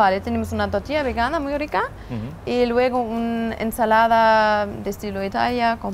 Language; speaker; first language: Spanish; non-native, learner; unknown